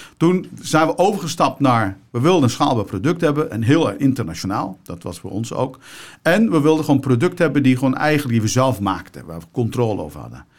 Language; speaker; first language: Dutch; early bilingual, other home language; Turkish